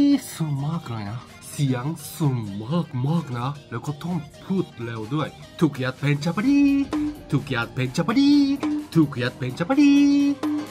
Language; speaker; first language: Thai; non-native, fluent; Japanese